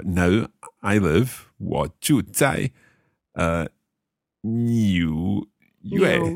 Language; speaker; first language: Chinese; non-native, learner; English